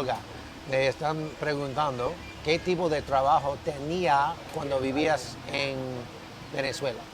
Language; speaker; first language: Spanish; non-native, learner; English